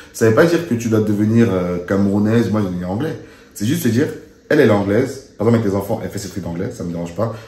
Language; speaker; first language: French; early bilingual, other home language; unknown